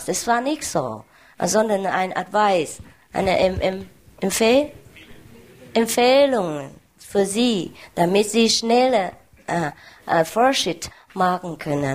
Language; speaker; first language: German; non-native, learner; Vietnamese